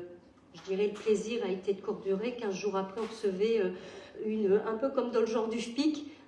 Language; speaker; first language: French; native; French